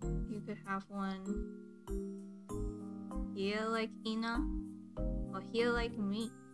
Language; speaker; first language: English; non-native, local second language; Cantonese